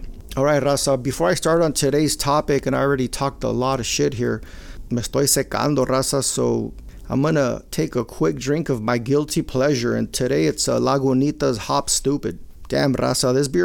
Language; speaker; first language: English; native; English